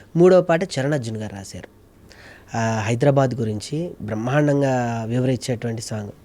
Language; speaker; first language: Telugu; native; Telugu